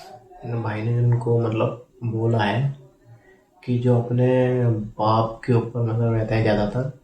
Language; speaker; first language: Hindi; native; Hindi